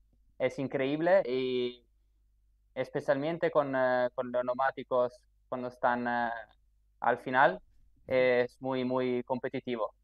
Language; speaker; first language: Spanish; non-native, fluent; Italian